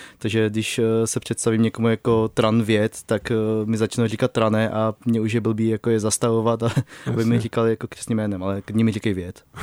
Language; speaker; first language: Czech; early bilingual, other home language; Vietnamese